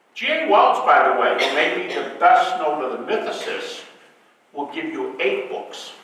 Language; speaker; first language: English; native; English